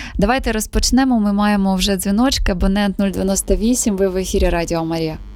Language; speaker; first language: Ukrainian; native; Ukrainian